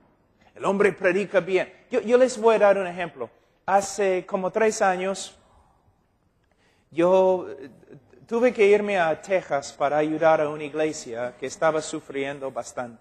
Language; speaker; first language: Spanish; non-native, fluent; English